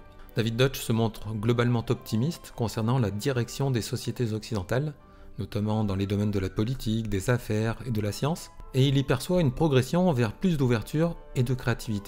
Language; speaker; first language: French; native; French